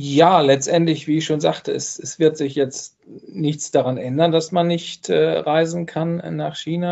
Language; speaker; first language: German; native; German